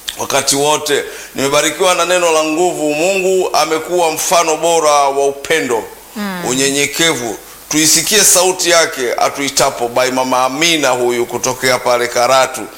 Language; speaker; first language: Swahili; native; Swahili